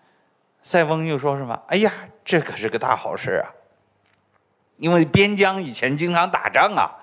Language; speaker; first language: Chinese; native; Chinese